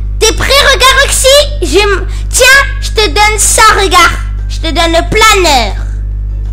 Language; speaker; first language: French; native; French